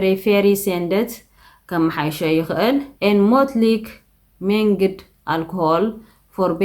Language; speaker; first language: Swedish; non-native, fluent; Tigrinya